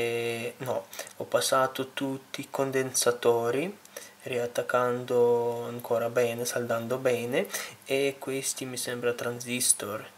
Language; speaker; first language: Italian; non-native, fluent; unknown